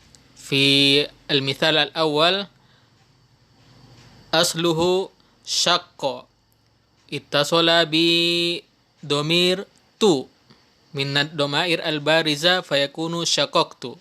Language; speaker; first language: Arabic; non-native, fluent; Indonesian